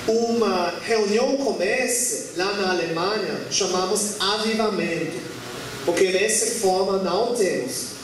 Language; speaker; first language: Portuguese; non-native, learner; German